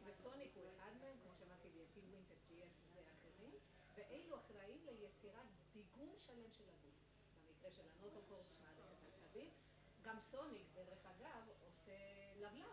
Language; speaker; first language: Hebrew; native; Hebrew